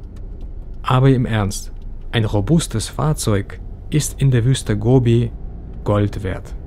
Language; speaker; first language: German; early bilingual, other home language; Russian